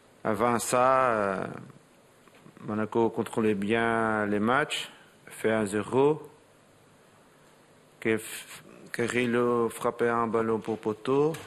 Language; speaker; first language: French; non-native, learner; Portuguese